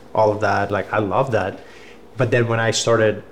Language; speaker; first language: English; non-native, fluent; Spanish